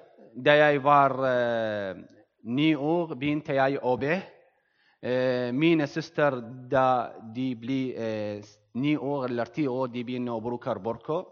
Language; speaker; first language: Norwegian; non-native, learner; Arabic